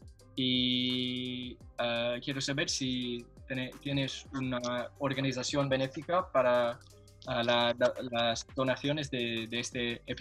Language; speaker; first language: Spanish; non-native, learner; English